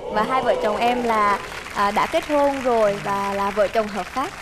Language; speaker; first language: Vietnamese; early bilingual, heritage; Vietnamese